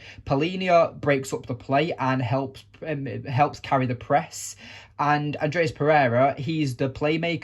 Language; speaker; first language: English; native; English